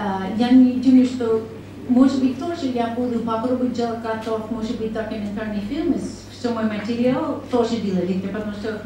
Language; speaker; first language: Russian; non-native, learner; English